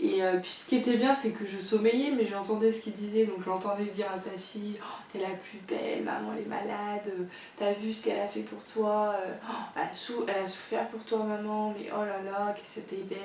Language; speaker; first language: French; native; French